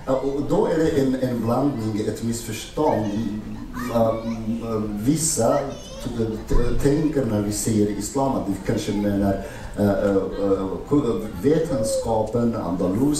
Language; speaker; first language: Swedish; non-native, fluent; Arabic